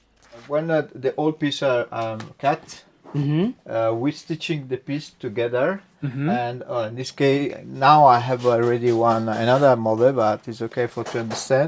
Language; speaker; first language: English; non-native, learner; Italian